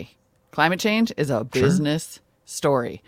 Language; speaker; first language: English; native; English